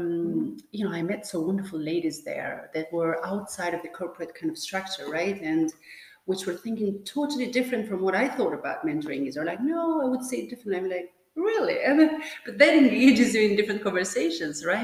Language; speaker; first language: English; non-native, fluent; Albanian